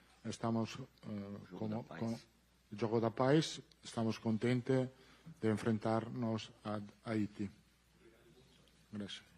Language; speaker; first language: Spanish; non-native, fluent; Italian